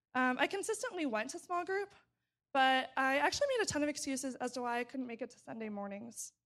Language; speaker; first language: English; native; English